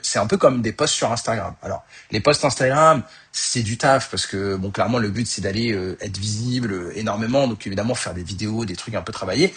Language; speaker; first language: French; native; French